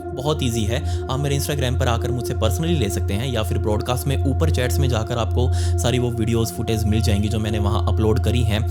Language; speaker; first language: Hindi; native; Hindi